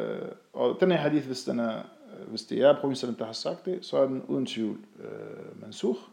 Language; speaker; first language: Danish; non-native, fluent; Arabic